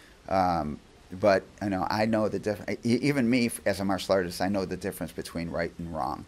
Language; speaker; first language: English; early bilingual, other home language; Spanish